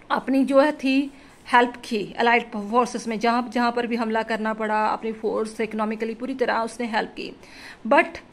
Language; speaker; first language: Hindi; non-native, local second language; Punjabi